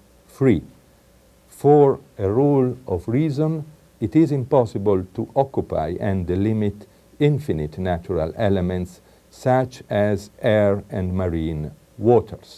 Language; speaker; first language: English; non-native, fluent; Italian